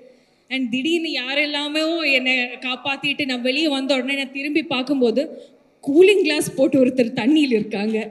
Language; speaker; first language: Tamil; non-native, learner; Malayalam